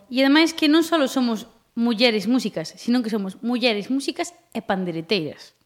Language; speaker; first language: Galician; native; Galician